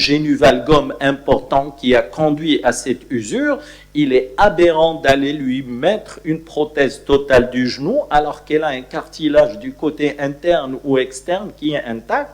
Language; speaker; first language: French; non-native, local second language; Arabic